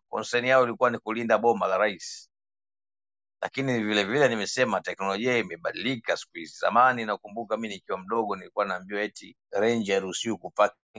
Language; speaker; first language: Swahili; native; Swahili